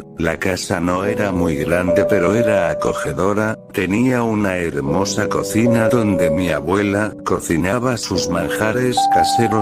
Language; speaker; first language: Spanish; native; Spanish